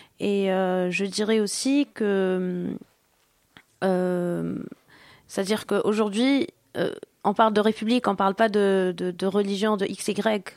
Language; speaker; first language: French; non-native, local second language; Arabic